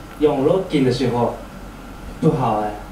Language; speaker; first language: Chinese; non-native, learner; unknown